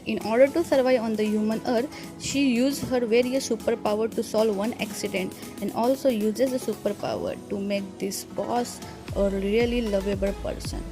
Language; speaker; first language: English; non-native, fluent; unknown